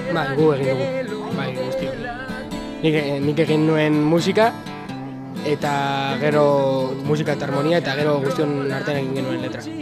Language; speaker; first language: Basque; non-native, local second language; Spanish